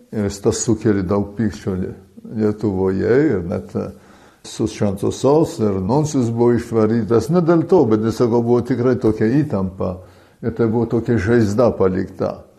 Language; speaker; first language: Lithuanian; early bilingual, heritage; Lithuanian